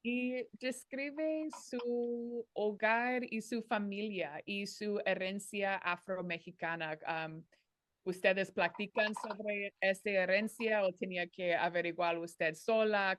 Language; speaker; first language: Spanish; non-native, fluent; English